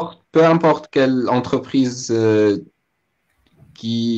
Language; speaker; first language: French; non-native, local second language; Arabic